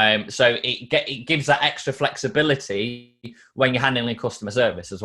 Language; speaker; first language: English; native; English